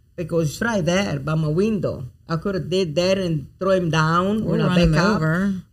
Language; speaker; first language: English; non-native, fluent; Italian